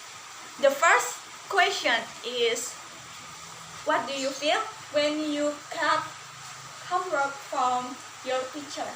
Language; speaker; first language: English; non-native, learner; Indonesian